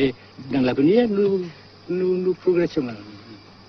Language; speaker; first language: French; non-native, local second language; Vietnamese